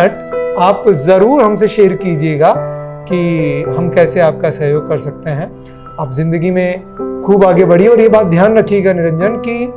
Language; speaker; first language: Hindi; native; Hindi